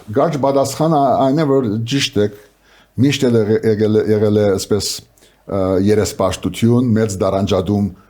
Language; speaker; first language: Armenian; early bilingual, heritage; Armenian